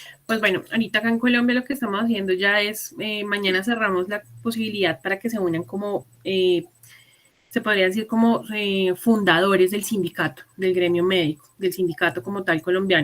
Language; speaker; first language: Spanish; native; Spanish